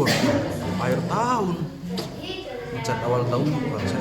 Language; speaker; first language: Indonesian; native; Indonesian